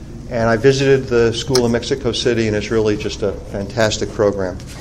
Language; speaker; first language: English; native; English